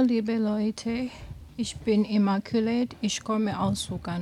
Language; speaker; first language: German; non-native, learner; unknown